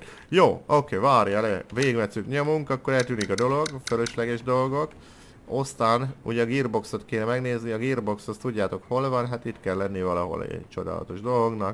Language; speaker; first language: Hungarian; native; Hungarian